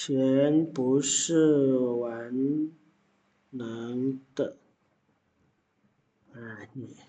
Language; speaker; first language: Chinese; non-native, fluent; Indonesian